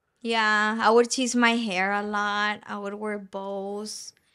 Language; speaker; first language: English; early bilingual, other home language; Spanish